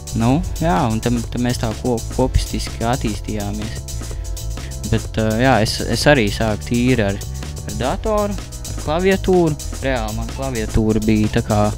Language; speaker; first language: Latvian; native; Latvian